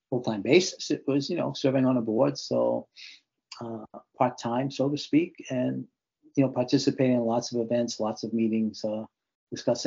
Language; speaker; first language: English; native; English